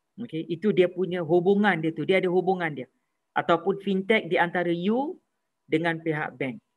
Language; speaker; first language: Malay; native; Malay